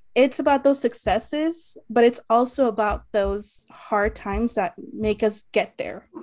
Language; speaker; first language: English; native; English